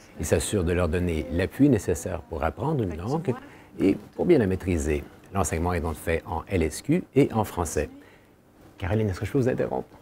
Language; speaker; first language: French; native; French